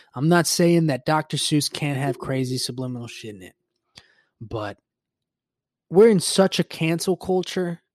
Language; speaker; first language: English; early bilingual, other home language; Spanish